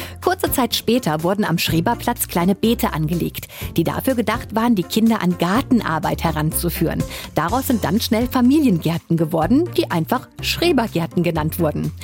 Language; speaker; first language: German; native; German